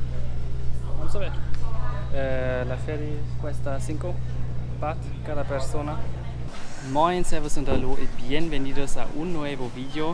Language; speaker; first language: Spanish; non-native, learner; German